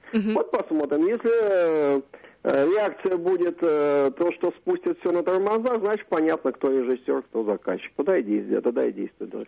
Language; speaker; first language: Russian; native; Russian